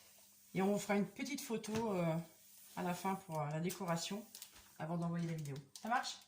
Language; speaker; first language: French; native; French